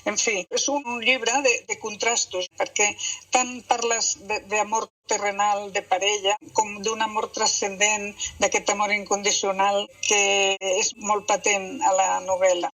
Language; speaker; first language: Catalan; non-native, local second language; Spanish